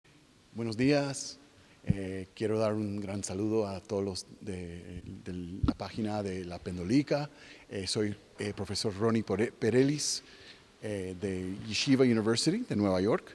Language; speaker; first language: Spanish; non-native, fluent; English